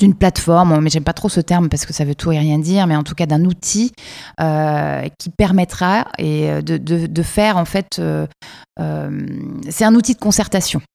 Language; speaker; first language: French; native; French